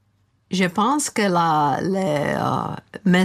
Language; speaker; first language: French; non-native, fluent; Czech